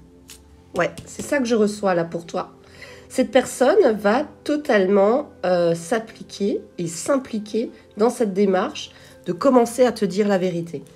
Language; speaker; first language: French; native; French